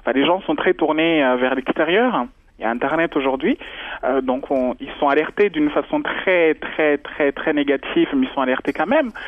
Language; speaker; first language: French; non-native, local second language; Kinyarwanda